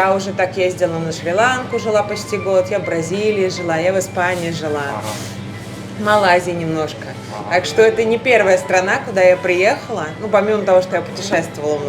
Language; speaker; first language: Russian; native; Russian